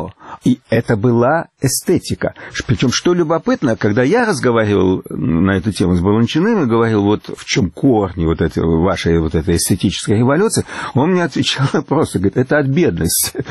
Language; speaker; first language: Russian; native; Russian